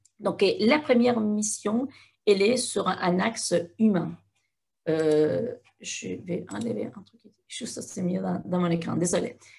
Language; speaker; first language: French; non-native, fluent; Spanish